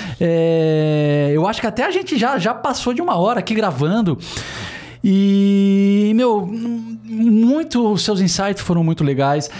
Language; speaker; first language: Portuguese; native; Portuguese